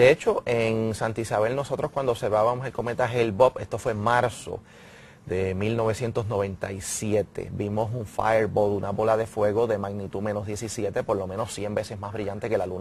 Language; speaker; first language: Spanish; native; Spanish